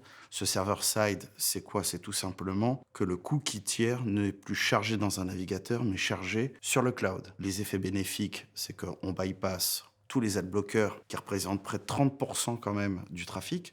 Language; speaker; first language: French; native; French